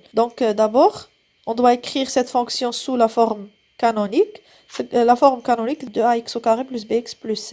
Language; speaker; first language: French; non-native, local second language; Arabic